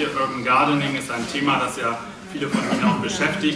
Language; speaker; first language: German; native; German